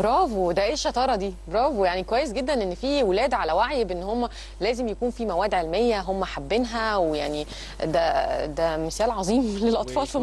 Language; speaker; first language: Arabic; native; Arabic